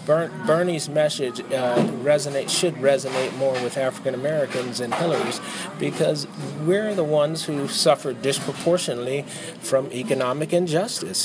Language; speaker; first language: English; native; English